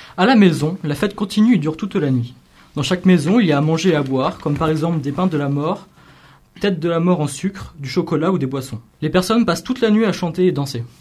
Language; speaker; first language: French; native; French